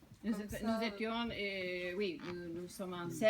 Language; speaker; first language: French; non-native, fluent; Spanish